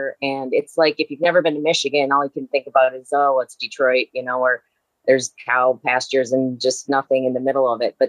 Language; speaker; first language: English; native; English